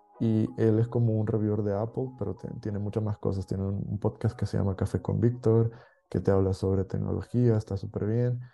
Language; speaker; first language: Spanish; native; Spanish